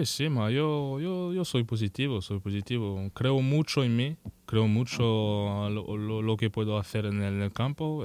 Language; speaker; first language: Spanish; non-native, learner; French